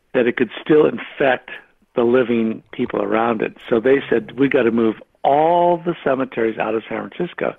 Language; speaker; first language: English; native; English